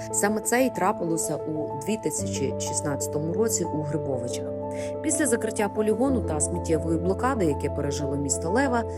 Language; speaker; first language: Ukrainian; native; Ukrainian